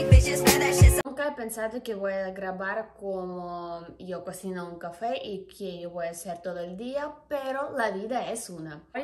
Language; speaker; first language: Spanish; non-native, learner; Ukrainian